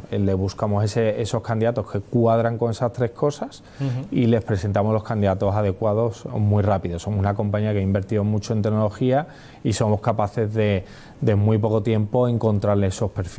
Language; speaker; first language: Spanish; native; Spanish